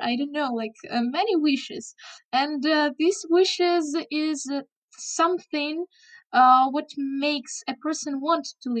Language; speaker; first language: English; non-native, fluent; Ukrainian